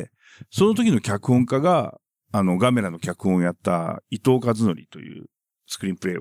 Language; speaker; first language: Japanese; native; Japanese